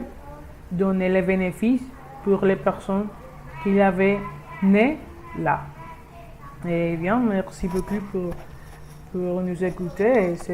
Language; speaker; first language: French; non-native, learner; Spanish